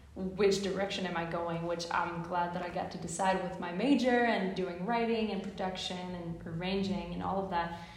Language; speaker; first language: English; non-native, fluent; Czech